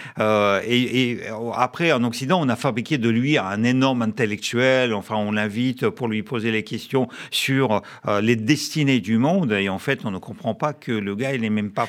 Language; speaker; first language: French; non-native, fluent; Russian